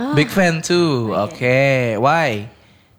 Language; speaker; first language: English; non-native, learner; Indonesian